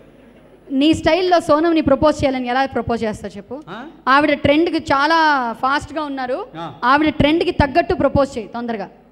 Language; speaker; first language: Telugu; native; Telugu